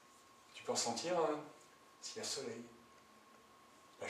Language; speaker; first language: French; native; French